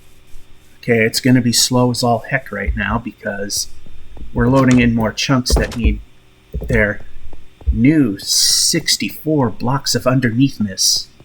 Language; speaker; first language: English; native; English